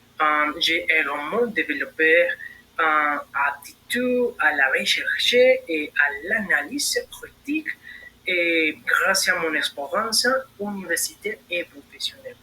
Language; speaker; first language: French; non-native, learner; Spanish